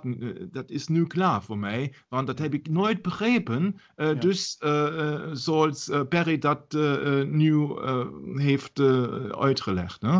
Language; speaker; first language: Dutch; non-native, fluent; German